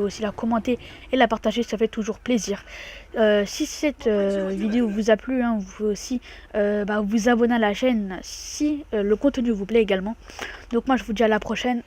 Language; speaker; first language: French; native; French